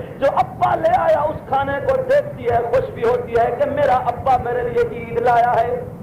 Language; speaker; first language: Urdu; non-native, local second language; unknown